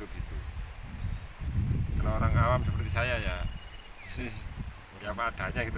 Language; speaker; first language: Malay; non-native, local second language; Javanese